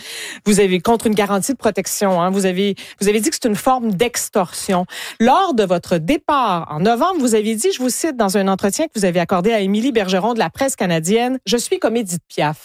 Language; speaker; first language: French; native; French